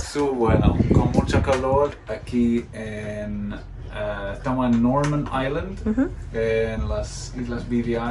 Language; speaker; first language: Spanish; non-native, fluent; English